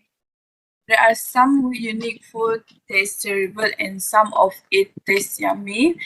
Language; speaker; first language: English; non-native, learner; Malay